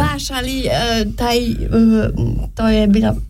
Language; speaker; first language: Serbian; non-native, fluent; French